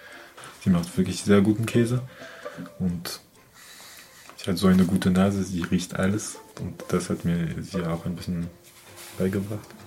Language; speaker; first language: German; non-native, fluent; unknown